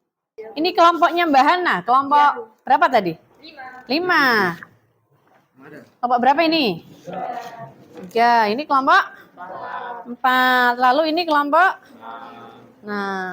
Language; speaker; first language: Indonesian; native; Indonesian